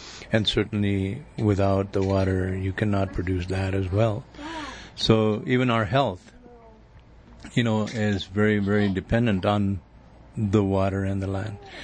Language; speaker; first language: English; early bilingual, other home language; Spanish